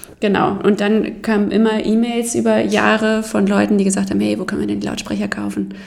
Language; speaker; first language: German; native; German